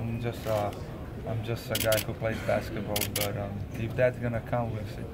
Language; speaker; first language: English; non-native, fluent; Slovenian